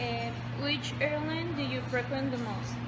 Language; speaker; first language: English; non-native, learner; Spanish